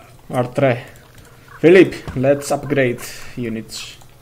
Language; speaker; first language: English; non-native, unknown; Spanish